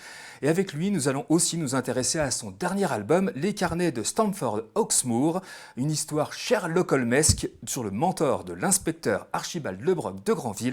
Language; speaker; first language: French; native; French